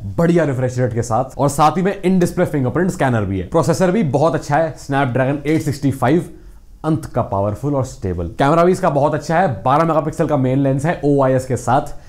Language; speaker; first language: Hindi; native; Hindi